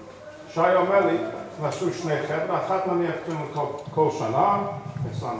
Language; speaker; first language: Hebrew; non-native, fluent; English